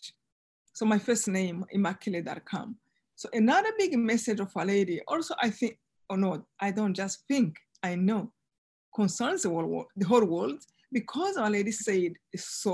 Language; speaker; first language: English; non-native, local second language; Kinyarwanda